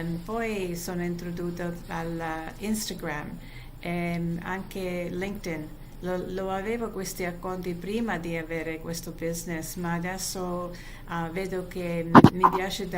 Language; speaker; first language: Italian; early bilingual, heritage; Italian